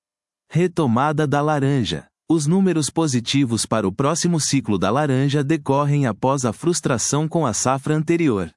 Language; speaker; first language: Portuguese; native; Portuguese